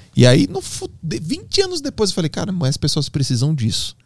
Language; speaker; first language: Portuguese; native; Portuguese